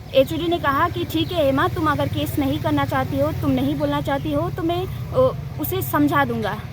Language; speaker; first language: Hindi; native; Hindi